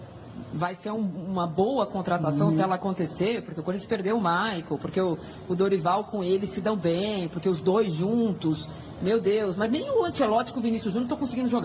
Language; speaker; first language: Portuguese; native; Portuguese